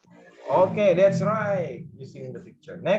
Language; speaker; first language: English; non-native, learner; Indonesian